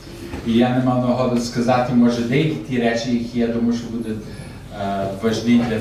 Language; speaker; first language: Ukrainian; early bilingual, heritage; Ukrainian